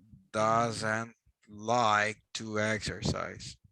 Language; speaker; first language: English; non-native, fluent; Spanish